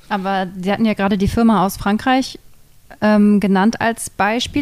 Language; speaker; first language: German; native; German